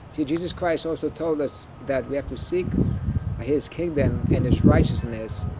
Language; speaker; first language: English; early bilingual, other home language; Greek